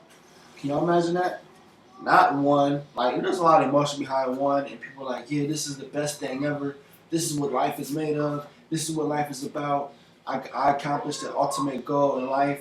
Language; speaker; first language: English; native; English